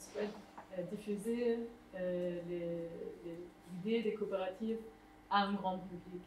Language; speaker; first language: French; non-native, fluent; Dutch